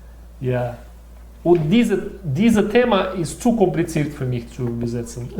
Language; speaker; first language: German; non-native, learner; Russian